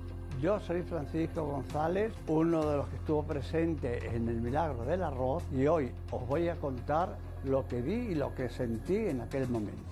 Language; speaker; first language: Spanish; native; Spanish